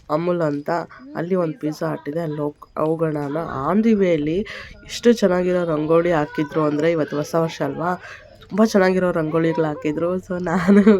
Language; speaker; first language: Kannada; native; Kannada